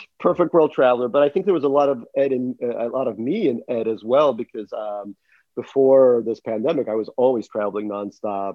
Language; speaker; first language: English; early bilingual, other home language; Russian